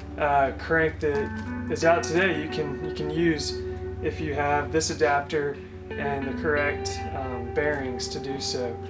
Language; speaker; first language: English; native; English